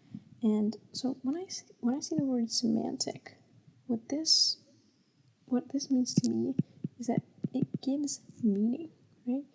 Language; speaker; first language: English; native; English